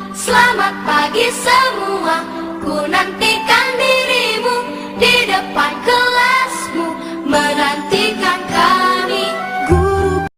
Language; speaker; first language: Indonesian; native; Indonesian